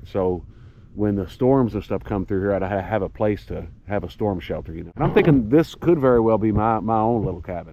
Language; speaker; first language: English; native; English